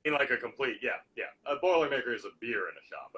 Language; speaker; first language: English; native; English